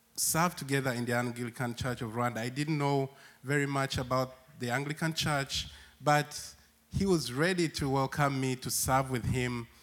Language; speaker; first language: English; non-native, local second language; Acoli